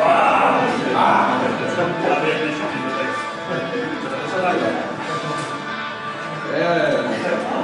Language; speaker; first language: German; non-native, learner; Polish